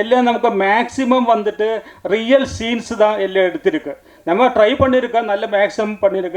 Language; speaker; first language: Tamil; non-native, learner; Malayalam